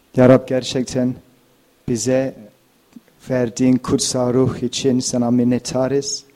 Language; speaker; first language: Turkish; non-native, fluent; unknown